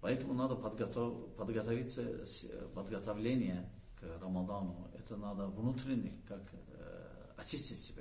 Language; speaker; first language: Russian; non-native, learner; Azerbaijani